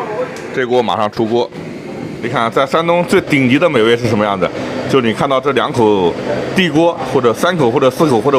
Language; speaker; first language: Chinese; native; Chinese